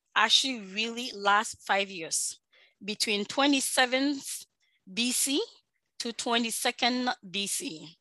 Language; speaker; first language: English; non-native, local second language; Akan